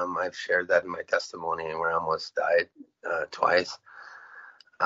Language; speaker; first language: English; non-native, fluent; Cree